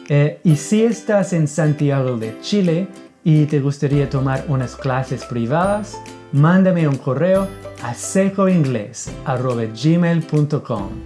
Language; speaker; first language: Spanish; non-native, fluent; English